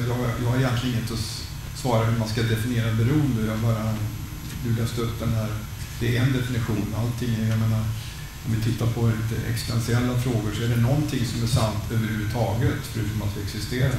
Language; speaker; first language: Swedish; native; Swedish